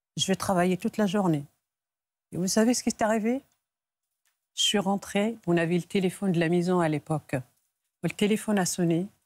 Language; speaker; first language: French; non-native, local second language; Arabic